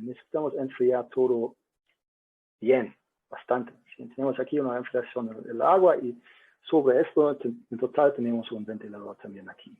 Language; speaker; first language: Spanish; non-native, learner; German